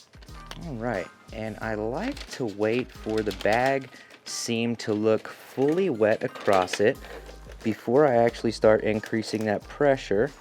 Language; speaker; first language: English; native; English